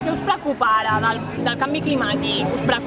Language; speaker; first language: Catalan; native; Catalan